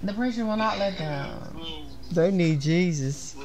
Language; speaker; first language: English; native; English